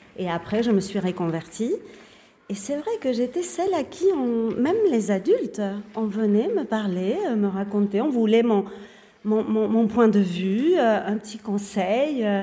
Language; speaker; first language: French; non-native, fluent; Spanish